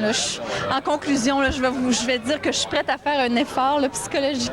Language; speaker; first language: French; native; French